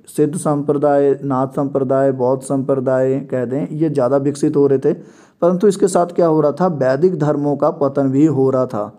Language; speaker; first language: Hindi; non-native, local second language; Punjabi